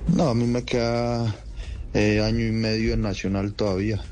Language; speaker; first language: Spanish; native; Spanish